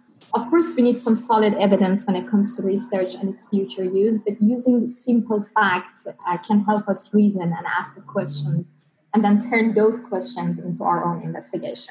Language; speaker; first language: English; non-native, fluent; Persian